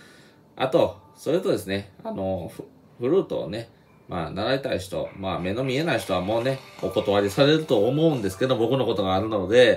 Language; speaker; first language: Japanese; native; Japanese